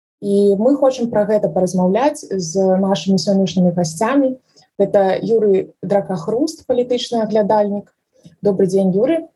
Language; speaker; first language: Belarusian; non-native, local second language; Russian